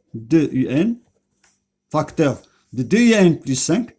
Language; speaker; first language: French; non-native, local second language; Arabic